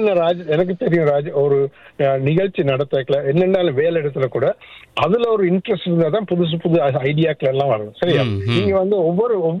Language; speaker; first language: Tamil; native; Tamil